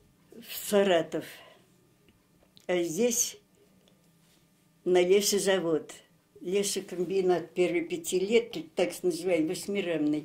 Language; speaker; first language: Russian; native; Russian